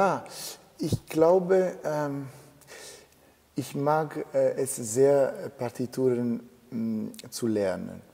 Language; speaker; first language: German; non-native, fluent; Italian